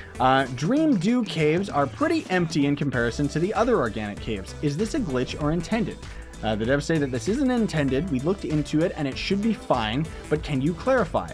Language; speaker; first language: English; native; English